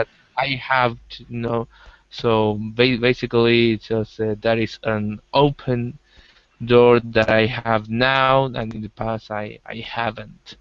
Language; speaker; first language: English; non-native, learner; Spanish